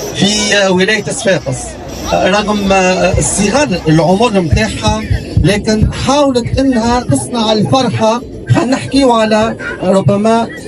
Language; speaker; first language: Arabic; native; Arabic